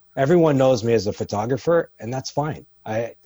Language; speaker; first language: English; native; English